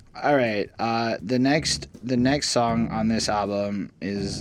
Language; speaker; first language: English; native; English